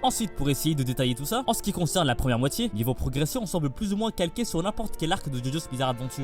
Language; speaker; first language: French; native; French